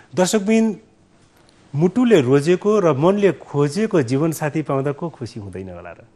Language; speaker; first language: Nepali; native; Nepali